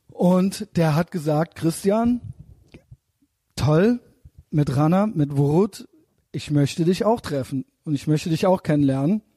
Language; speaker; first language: German; native; German